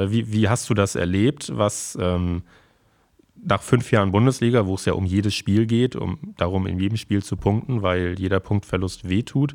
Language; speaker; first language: German; native; German